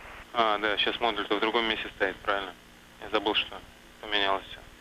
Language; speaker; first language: Russian; native; Russian